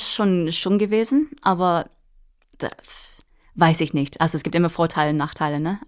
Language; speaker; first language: German; non-native, fluent; English